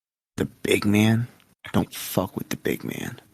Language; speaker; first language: English; native; English